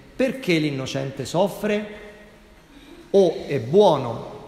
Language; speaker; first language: Italian; native; Italian